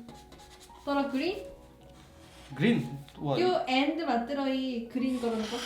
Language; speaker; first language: Nepali; non-native, learner; Korean